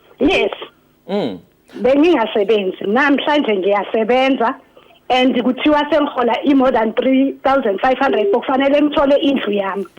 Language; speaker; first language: Zulu; native; Zulu